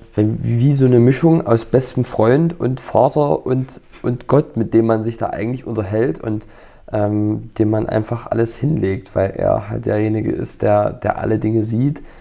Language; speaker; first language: German; native; German